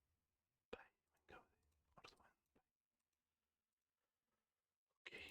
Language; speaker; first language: Basque; non-native, learner; French